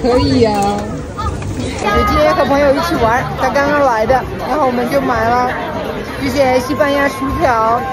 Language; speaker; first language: Chinese; non-native, fluent; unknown